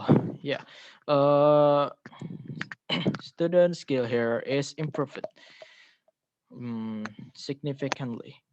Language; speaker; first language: English; non-native, learner; Indonesian